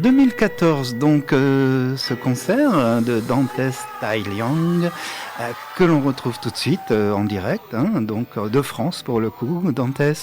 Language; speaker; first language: French; native; French